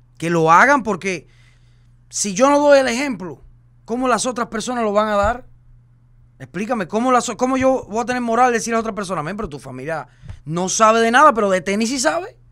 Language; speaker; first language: Spanish; native; Spanish